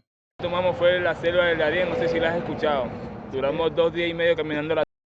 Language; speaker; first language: Spanish; native; Spanish